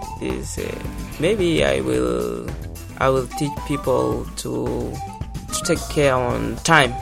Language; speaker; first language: English; non-native, local second language; Portuguese